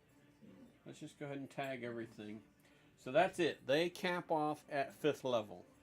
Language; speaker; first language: English; native; English